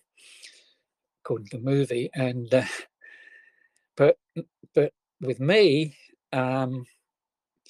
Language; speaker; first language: English; native; English